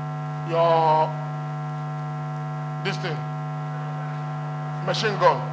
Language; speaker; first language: English; non-native, local second language; Igbo